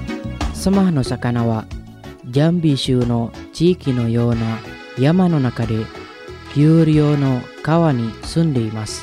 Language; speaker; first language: Japanese; non-native, fluent; Indonesian